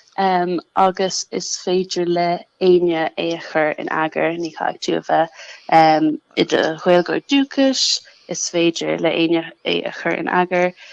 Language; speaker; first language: Irish; non-native, local second language; English